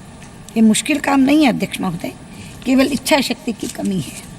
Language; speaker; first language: Hindi; native; Hindi